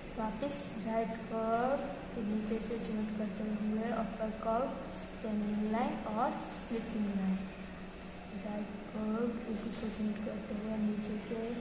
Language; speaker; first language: Hindi; non-native, local second language; Gujarati